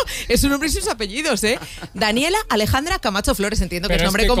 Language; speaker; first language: Spanish; native; Spanish